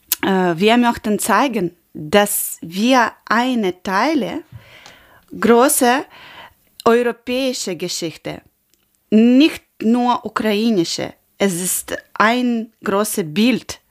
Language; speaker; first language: German; non-native, learner; Ukrainian